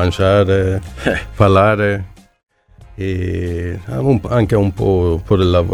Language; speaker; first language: Italian; non-native, learner; Swedish